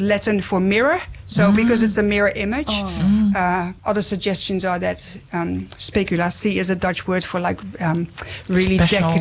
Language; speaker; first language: English; non-native, fluent; Dutch